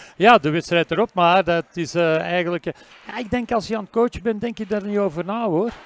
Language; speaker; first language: Dutch; native; Dutch